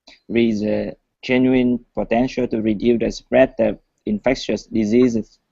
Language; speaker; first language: English; non-native, learner; Vietnamese